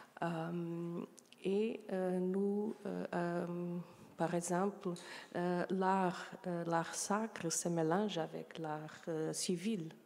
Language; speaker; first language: French; non-native, learner; Portuguese